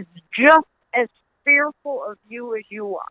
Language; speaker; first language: English; non-native, fluent; Dutch